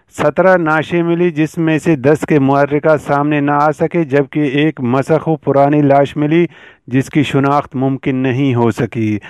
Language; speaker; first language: Urdu; non-native, local second language; Baluchi